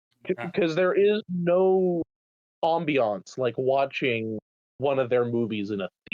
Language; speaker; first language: English; native; English